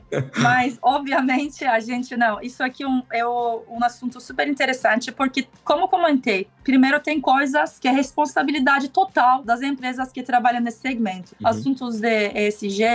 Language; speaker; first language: Portuguese; non-native, fluent; Turkish